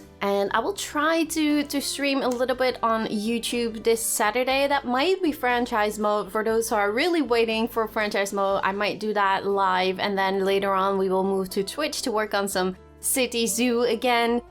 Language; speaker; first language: English; non-native, fluent; Dutch